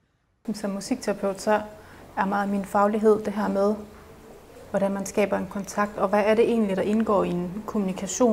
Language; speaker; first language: Danish; native; Danish